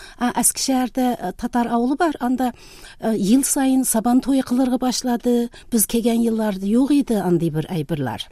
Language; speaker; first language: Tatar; early bilingual, heritage; Tatar